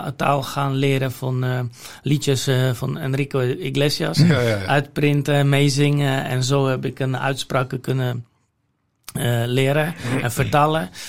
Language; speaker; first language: Dutch; non-native, fluent; Polish